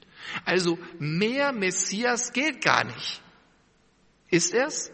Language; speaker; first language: German; native; German